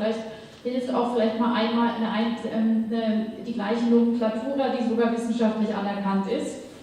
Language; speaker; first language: German; native; German